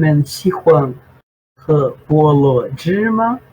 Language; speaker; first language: Chinese; non-native, fluent; Portuguese